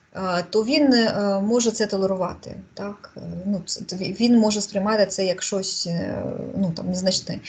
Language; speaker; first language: Ukrainian; non-native, local second language; Russian